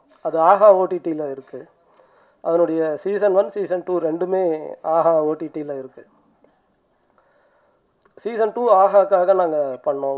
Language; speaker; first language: Tamil; native; Tamil